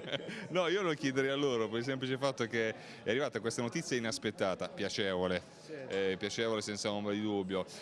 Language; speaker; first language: Italian; native; Italian